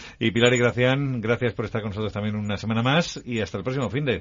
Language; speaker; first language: Spanish; native; Spanish